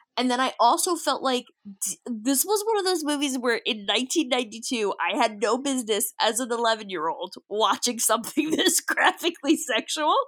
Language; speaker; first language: English; native; English